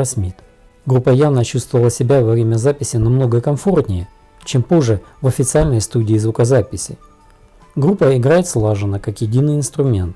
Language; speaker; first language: Russian; native; Russian